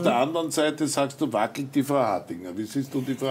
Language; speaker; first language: German; native; German